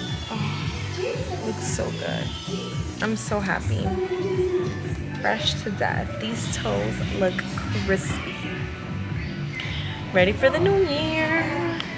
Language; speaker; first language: English; early bilingual, other home language; Spanish